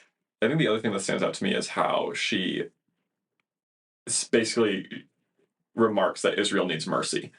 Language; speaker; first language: English; native; English